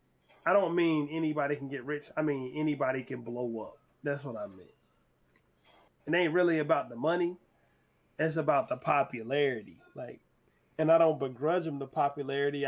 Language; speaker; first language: English; native; English